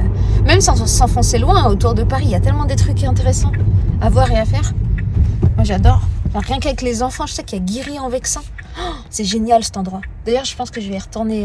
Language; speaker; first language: French; native; French